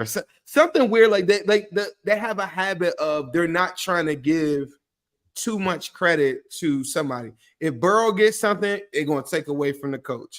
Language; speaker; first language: English; native; English